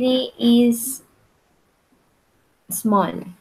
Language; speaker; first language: English; non-native, learner; Spanish